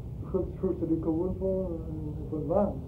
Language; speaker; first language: Swedish; early bilingual, heritage; Swedish